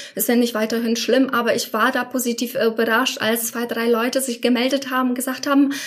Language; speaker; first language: German; non-native, fluent; Polish